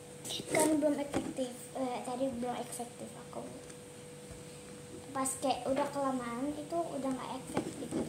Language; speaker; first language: Indonesian; native; Indonesian